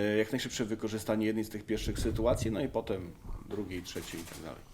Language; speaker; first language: Polish; native; Polish